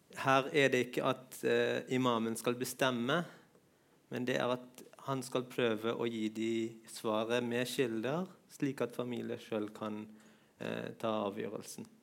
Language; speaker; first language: Norwegian; non-native, fluent; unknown